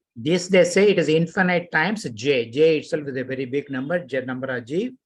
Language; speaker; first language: English; non-native, local second language; Hindi